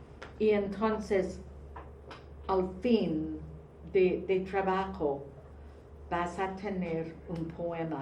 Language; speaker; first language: Spanish; non-native, fluent; English